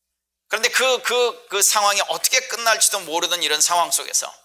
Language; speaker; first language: Korean; native; Korean